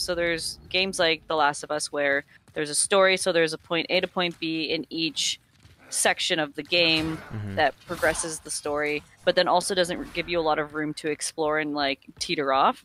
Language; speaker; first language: English; native; English